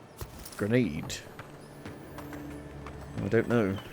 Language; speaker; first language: English; native; English